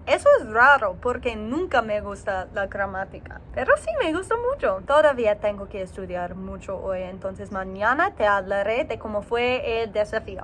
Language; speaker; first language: Spanish; non-native, learner; English